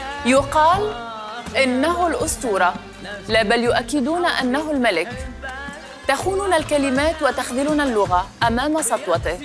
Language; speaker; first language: Arabic; native; Arabic